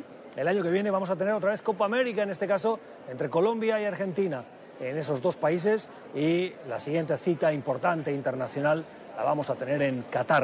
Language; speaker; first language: Spanish; native; Spanish